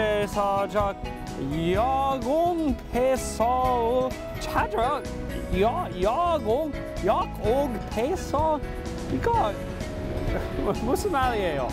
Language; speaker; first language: Korean; non-native, fluent; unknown